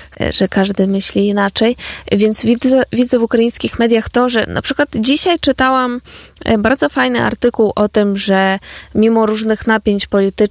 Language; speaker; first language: Polish; non-native, fluent; Ukrainian